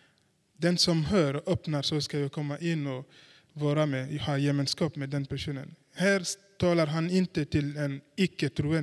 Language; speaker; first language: Swedish; non-native, fluent; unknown